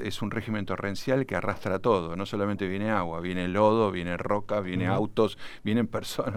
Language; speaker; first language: Spanish; native; Spanish